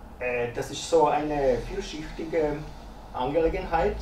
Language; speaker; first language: German; early bilingual, other home language; Croatian